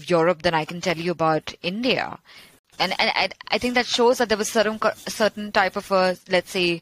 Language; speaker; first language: English; non-native, local second language; Bangla